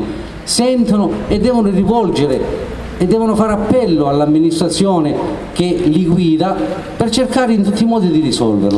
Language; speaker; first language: Italian; native; Italian